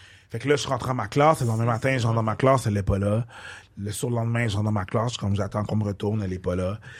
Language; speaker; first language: French; native; French